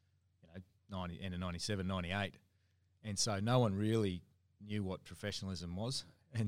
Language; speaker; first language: English; native; English